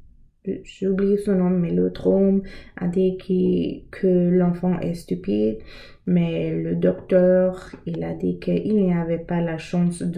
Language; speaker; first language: French; non-native, learner; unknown